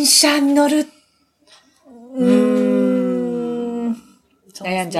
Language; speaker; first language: Japanese; native; Japanese